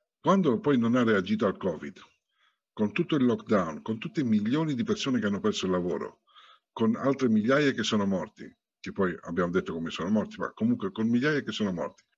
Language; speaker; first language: Italian; native; Italian